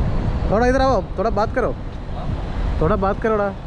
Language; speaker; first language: Hindi; non-native, local second language; Malayalam